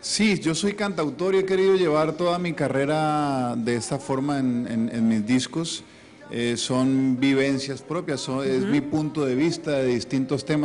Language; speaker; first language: Spanish; native; Spanish